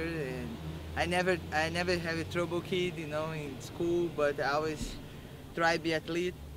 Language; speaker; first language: English; non-native, learner; Portuguese